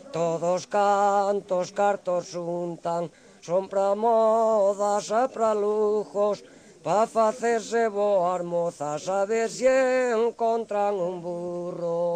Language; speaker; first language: Galician; native; Galician